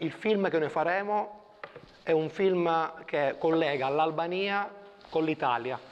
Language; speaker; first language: Italian; native; Italian